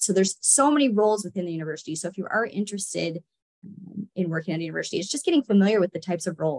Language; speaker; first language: English; native; English